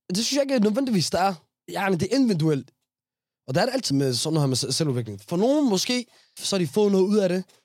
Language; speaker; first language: Danish; early bilingual, other home language; Somali